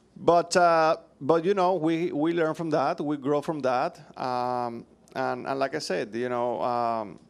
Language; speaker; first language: English; non-native, fluent; Spanish